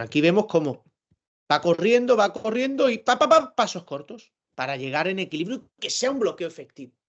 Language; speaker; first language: Spanish; native; Spanish